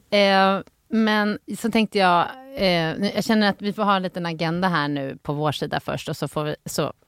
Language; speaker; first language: Swedish; native; Swedish